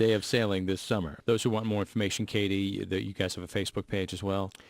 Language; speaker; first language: English; native; English